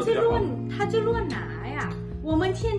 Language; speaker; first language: Chinese; non-native, fluent; Thai